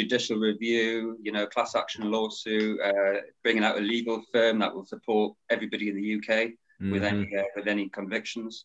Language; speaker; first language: English; native; English